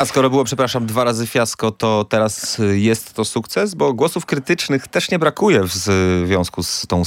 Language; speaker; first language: Polish; native; Polish